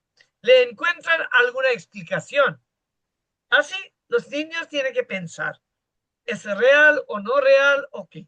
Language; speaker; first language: Spanish; non-native, fluent; Bangla